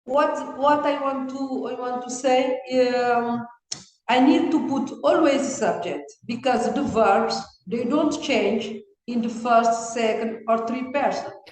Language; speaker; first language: English; non-native, learner; Kabuverdianu